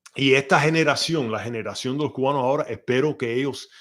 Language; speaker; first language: Spanish; early bilingual, heritage; Spanish